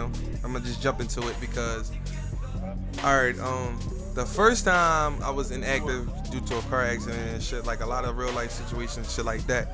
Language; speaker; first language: English; native; English